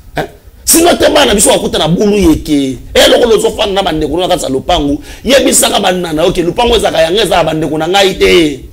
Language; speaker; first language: Lingala; non-native, local second language; Swahili